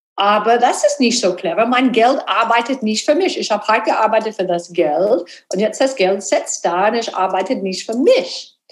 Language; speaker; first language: German; non-native, fluent; English